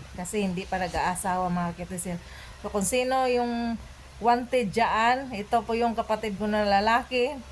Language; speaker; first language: Filipino; non-native, local second language; Cebuano